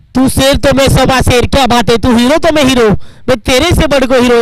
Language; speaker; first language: Hindi; non-native, local second language; Marathi